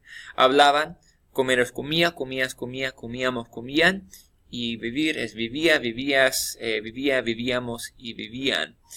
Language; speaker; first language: Spanish; non-native, fluent; English